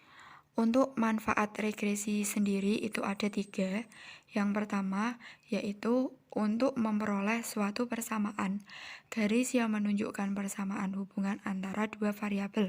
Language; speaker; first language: Indonesian; native; Indonesian